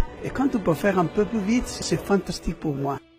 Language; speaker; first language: French; non-native, learner; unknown